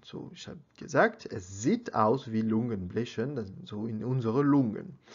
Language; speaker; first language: German; non-native, learner; French